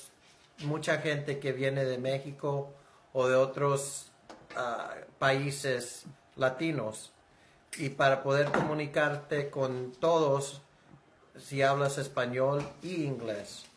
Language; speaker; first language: Spanish; early bilingual, heritage; Spanish